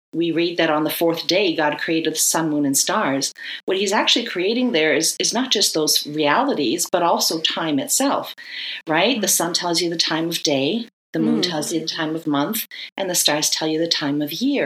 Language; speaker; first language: English; native; English